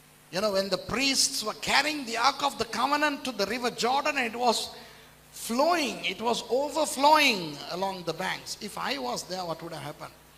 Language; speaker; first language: English; non-native, local second language; Tamil